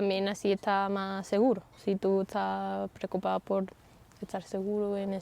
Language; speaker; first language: Spanish; non-native, fluent; English